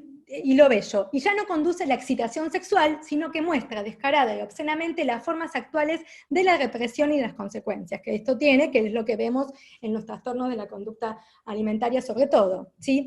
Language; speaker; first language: Spanish; native; Spanish